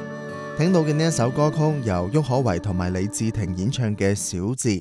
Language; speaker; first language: Chinese; non-native, local second language; Cantonese